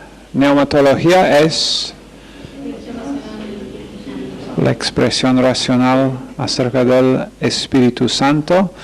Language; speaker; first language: Spanish; non-native, fluent; English